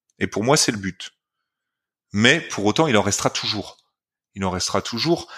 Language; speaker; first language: French; native; French